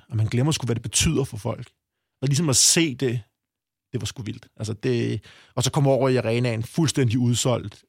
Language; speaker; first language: Danish; native; Danish